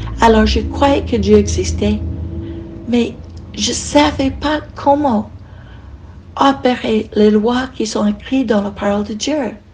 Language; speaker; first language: French; non-native, fluent; English